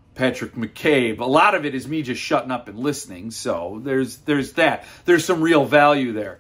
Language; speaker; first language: English; native; English